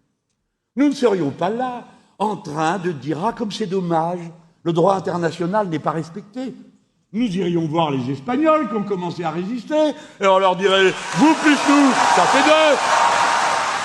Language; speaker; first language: French; native; French